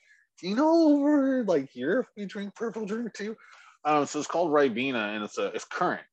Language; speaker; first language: English; native; English